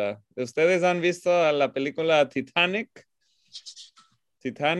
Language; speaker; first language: Spanish; non-native, fluent; English